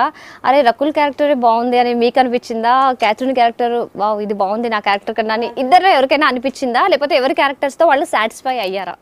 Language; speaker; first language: Telugu; native; Telugu